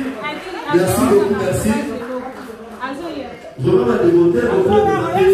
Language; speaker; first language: French; non-native, local second language; Lingala